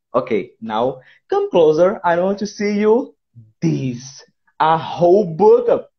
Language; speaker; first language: English; non-native, fluent; Portuguese